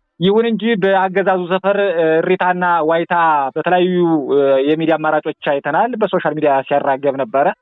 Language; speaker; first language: Amharic; native; Amharic